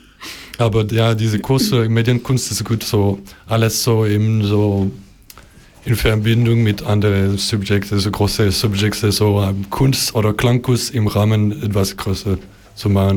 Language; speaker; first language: German; non-native, learner; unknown